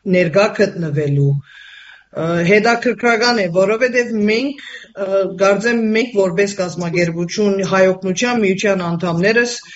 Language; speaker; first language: Armenian; early bilingual, heritage; Armenian